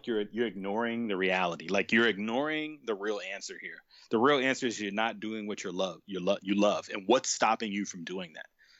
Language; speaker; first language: English; native; English